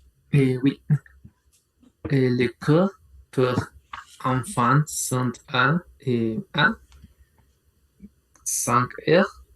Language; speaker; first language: French; non-native, learner; Spanish